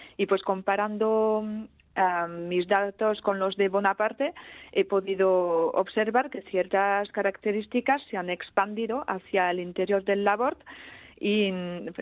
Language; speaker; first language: Spanish; non-native, fluent; Basque